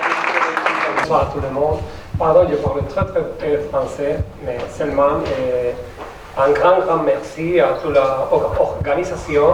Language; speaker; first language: French; non-native, learner; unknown